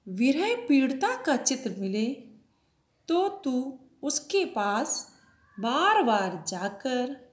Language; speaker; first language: Hindi; native; Hindi